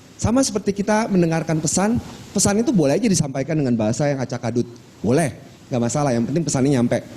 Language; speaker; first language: Indonesian; non-native, local second language; Minangkabau